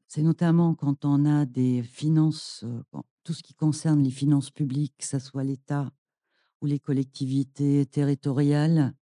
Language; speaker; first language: French; non-native, fluent; German